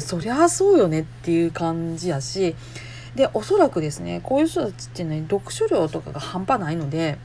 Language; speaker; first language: Japanese; native; Japanese